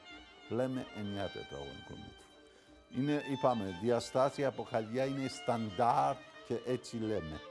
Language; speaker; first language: Greek; non-native, learner; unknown